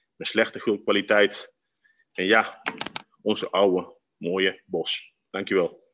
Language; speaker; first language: Dutch; non-native, fluent; Spanish